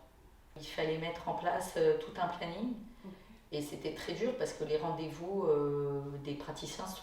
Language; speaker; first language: French; native; French